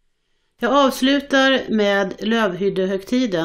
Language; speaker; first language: Swedish; native; Swedish